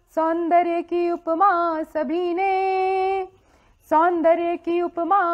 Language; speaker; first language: Hindi; native; Hindi